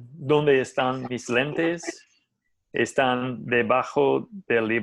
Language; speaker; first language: Spanish; non-native, learner; English